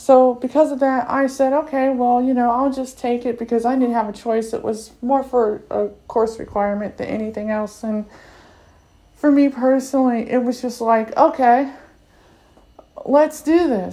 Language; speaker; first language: English; native; English